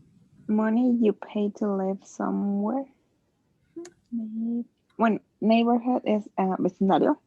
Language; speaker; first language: English; non-native, learner; Spanish